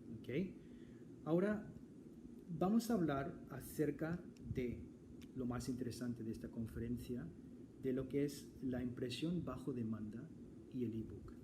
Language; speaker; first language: Spanish; non-native, fluent; English